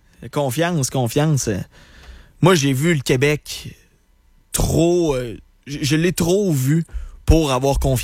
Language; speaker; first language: French; native; French